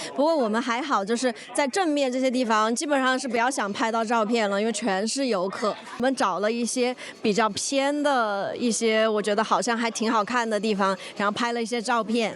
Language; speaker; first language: Chinese; native; Chinese